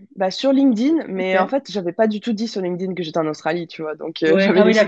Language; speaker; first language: French; native; French